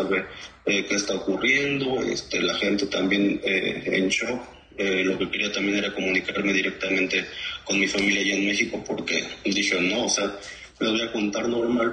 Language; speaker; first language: Spanish; native; Spanish